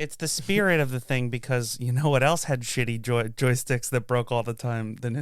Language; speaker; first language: English; native; English